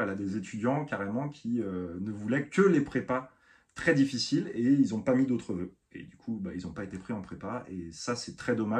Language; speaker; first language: French; native; French